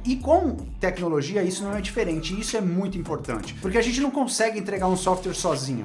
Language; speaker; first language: Portuguese; native; Portuguese